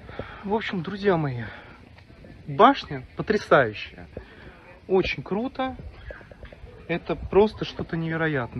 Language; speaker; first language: Russian; native; Russian